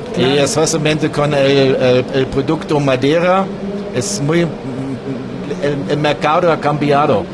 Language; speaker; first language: Spanish; non-native, learner; German